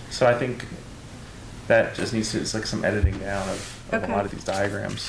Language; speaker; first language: English; native; English